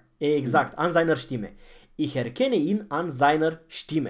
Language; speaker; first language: German; non-native, fluent; Romanian